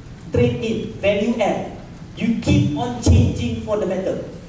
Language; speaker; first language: English; non-native, local second language; Malay